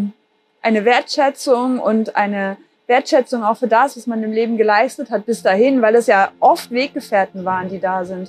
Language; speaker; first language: German; native; German